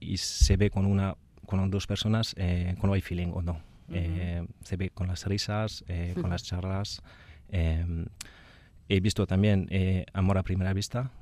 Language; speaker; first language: Spanish; non-native, fluent; French